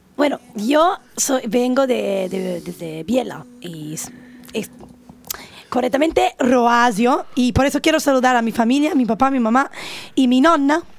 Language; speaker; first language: Spanish; non-native, fluent; Italian